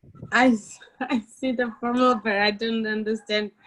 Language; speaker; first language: English; non-native, learner; Spanish